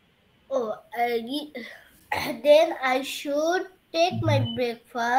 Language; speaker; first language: English; non-native, learner; Bangla